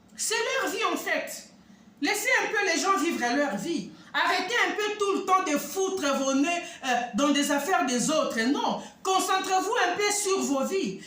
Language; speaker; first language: French; non-native, local second language; Lingala